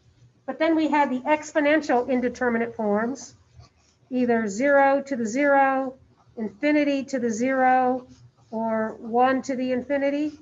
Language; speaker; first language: English; native; English